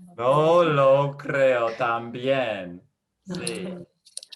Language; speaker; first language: Spanish; non-native, learner; English